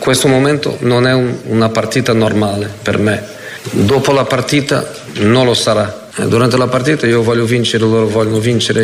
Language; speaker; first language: Italian; non-native, fluent; Portuguese